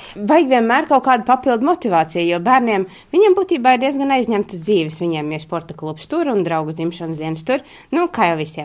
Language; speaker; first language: Latvian; native; Latvian